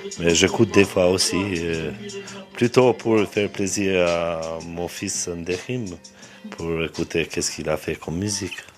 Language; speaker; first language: French; non-native, fluent; Albanian